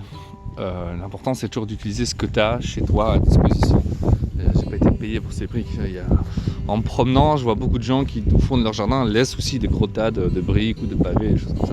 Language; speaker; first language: French; native; French